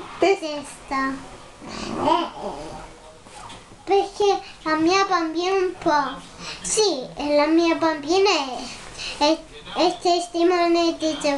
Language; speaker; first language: Spanish; early bilingual, heritage; Spanish